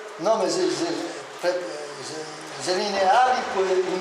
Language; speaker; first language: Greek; early bilingual, heritage; Greek